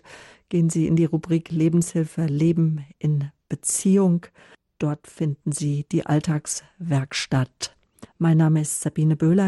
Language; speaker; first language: German; native; German